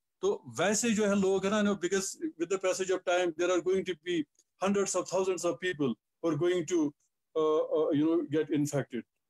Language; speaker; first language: Hindi; non-native, local second language; Kashmiri